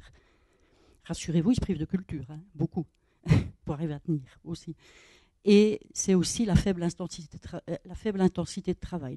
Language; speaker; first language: French; native; French